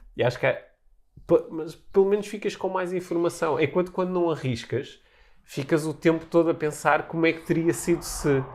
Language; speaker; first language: Portuguese; native; Portuguese